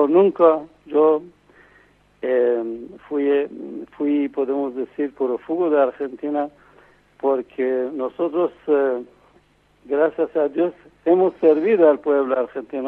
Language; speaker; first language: Spanish; non-native, fluent; Persian